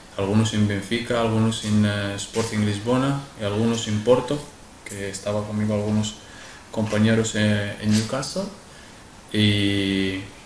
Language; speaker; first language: Spanish; non-native, fluent; Arabic